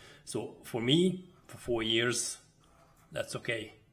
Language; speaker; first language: English; non-native, fluent; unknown